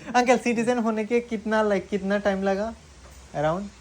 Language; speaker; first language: Hindi; non-native, learner; Bangla